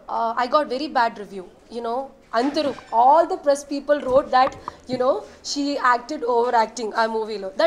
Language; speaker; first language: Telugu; non-native, learner; Malayalam